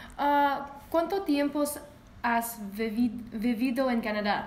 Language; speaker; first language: Spanish; non-native, learner; English